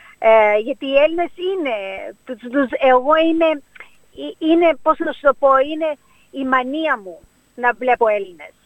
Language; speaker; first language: Greek; early bilingual, heritage; Greek